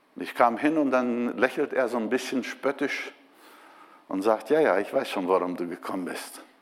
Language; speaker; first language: German; non-native, fluent; Portuguese